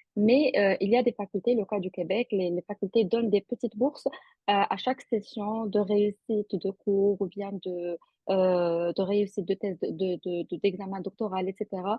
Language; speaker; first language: French; non-native, local second language; Arabic